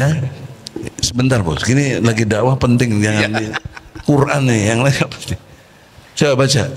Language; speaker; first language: Indonesian; native; Indonesian